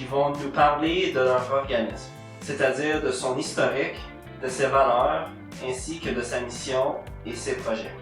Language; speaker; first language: French; native; French